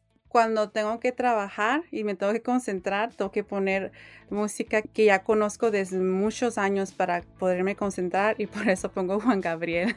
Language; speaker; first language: Spanish; early bilingual, heritage; English